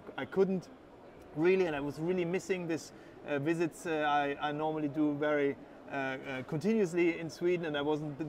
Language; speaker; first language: English; non-native, fluent; German